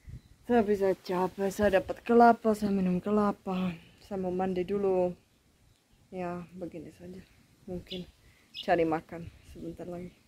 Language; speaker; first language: Indonesian; non-native, fluent; Czech